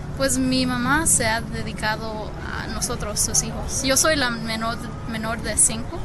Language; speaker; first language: Spanish; early bilingual, heritage; Spanish